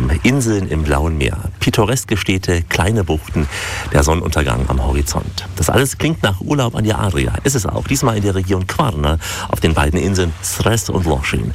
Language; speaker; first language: German; native; German